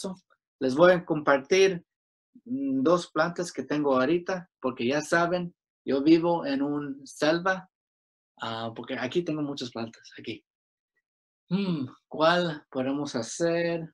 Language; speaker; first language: Spanish; early bilingual, heritage; Spanish